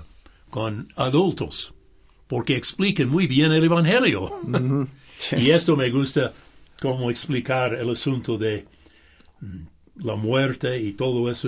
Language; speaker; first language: Spanish; non-native, fluent; English